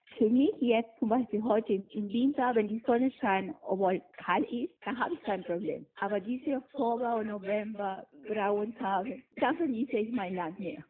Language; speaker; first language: German; non-native, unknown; Spanish